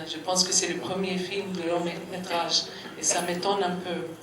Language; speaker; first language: French; non-native, fluent; Arabic